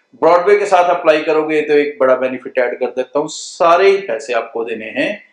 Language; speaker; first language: Hindi; non-native, local second language; Punjabi